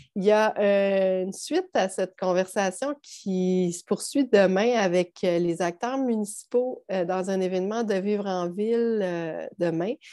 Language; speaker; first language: French; native; French